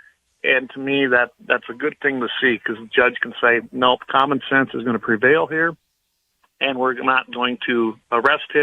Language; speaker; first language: English; native; English